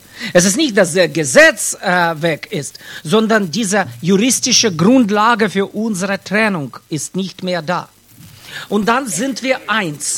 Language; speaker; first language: German; non-native, fluent; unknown